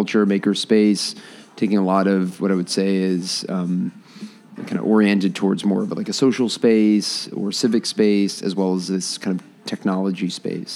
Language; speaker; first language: English; native; English